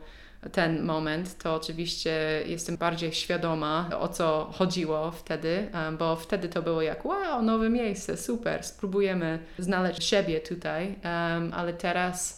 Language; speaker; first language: Polish; non-native, learner; English